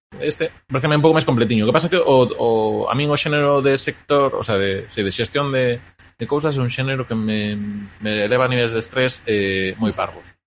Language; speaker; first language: Galician; non-native, local second language; Spanish